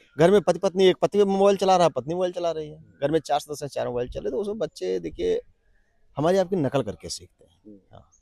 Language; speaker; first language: Hindi; native; Hindi